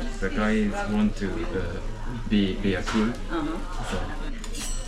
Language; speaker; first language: English; non-native, learner; Japanese